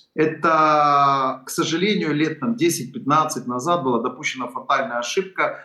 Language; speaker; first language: Russian; non-native, local second language; Ukrainian